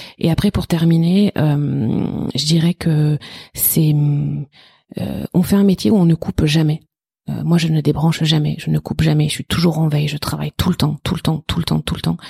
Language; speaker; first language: French; native; French